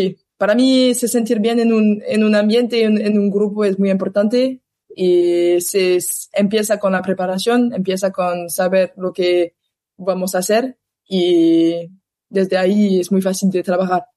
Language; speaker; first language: Spanish; non-native, learner; French